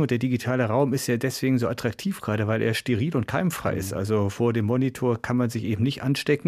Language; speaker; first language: German; native; German